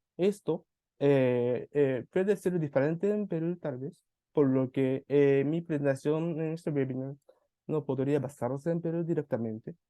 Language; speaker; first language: Spanish; non-native, fluent; Japanese